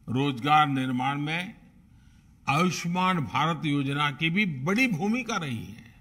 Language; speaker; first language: Hindi; non-native, local second language; Gujarati